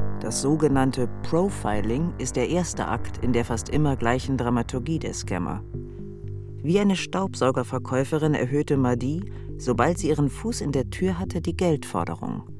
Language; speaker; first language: German; native; German